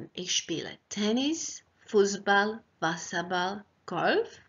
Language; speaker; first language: German; non-native, fluent; Croatian